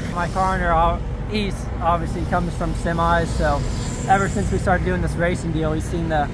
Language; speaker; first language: English; native; English